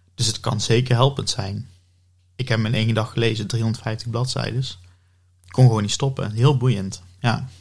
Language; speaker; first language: Dutch; native; Dutch